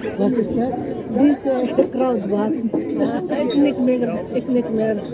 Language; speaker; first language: German; non-native, learner; Filipino